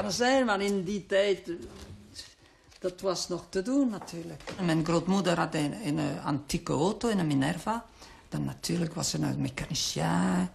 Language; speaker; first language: Dutch; non-native, local second language; French